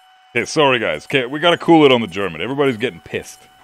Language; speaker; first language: English; early bilingual, other home language; German